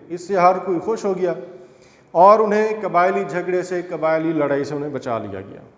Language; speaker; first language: Urdu; non-native, local second language; Saraiki